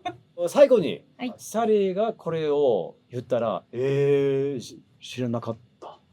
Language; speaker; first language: Japanese; non-native, learner; English